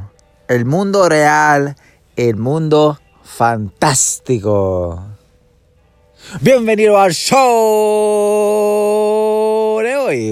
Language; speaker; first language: Spanish; non-native, fluent; English